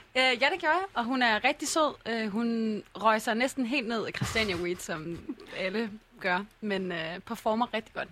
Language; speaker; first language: Danish; native; Danish